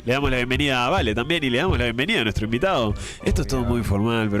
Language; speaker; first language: Spanish; native; Spanish